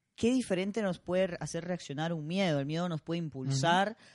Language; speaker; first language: Spanish; native; Spanish